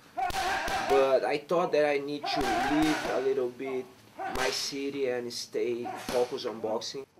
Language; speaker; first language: English; non-native, fluent; Portuguese